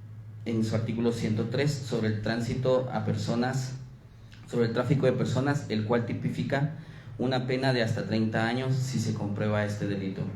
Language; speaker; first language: Spanish; native; Spanish